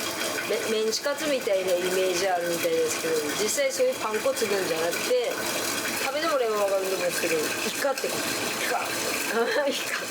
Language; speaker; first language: Japanese; native; Japanese